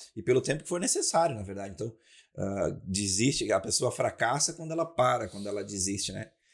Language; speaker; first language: Portuguese; native; Portuguese